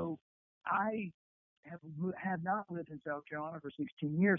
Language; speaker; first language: English; native; English